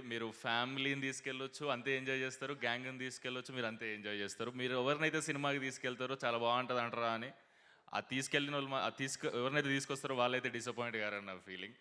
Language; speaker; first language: Telugu; native; Telugu